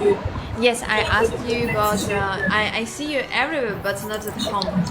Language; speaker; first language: English; non-native, learner; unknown